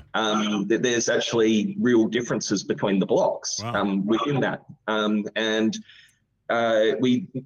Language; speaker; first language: English; native; English